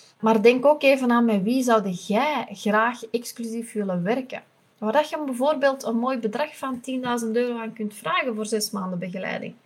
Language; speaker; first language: Dutch; native; Dutch